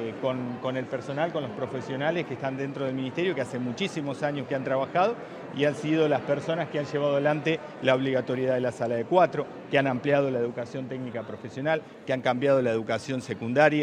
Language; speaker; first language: Spanish; native; Spanish